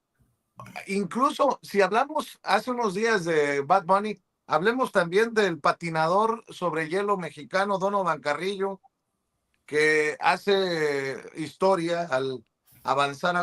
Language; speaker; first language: Spanish; native; Spanish